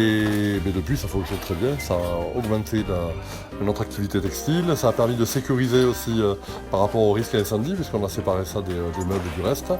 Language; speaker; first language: French; native; French